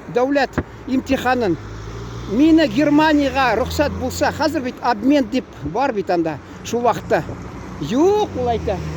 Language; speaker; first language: Tatar; early bilingual, heritage; Tatar